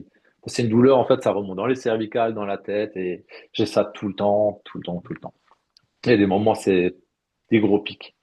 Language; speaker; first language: French; native; French